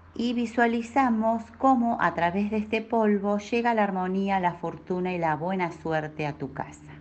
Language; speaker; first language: Spanish; native; Spanish